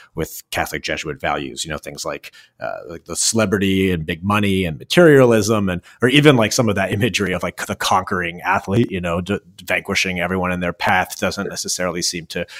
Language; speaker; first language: English; native; English